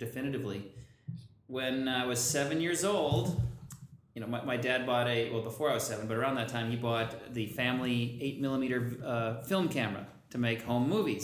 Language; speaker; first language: English; native; English